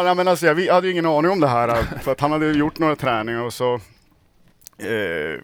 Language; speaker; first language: Swedish; native; Swedish